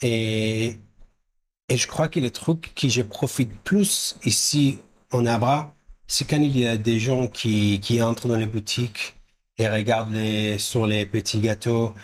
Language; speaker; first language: French; non-native, fluent; Hebrew